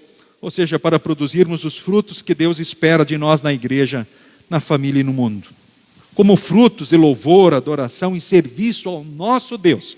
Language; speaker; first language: Portuguese; native; Portuguese